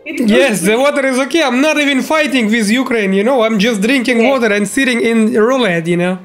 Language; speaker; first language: English; non-native, learner; Russian